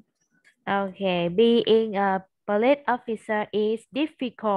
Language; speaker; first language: English; non-native, fluent; Vietnamese